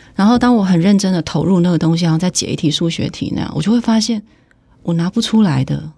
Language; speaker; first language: Chinese; native; Chinese